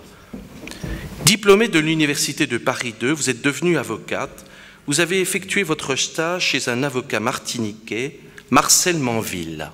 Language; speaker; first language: French; native; French